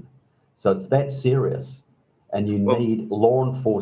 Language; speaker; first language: English; native; English